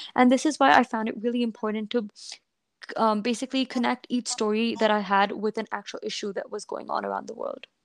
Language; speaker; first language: English; non-native, local second language; Hindi